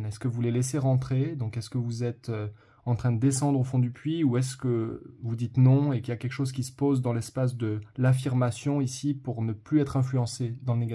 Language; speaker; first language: French; native; French